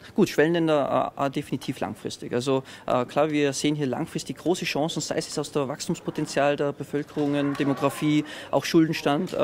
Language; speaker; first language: German; native; German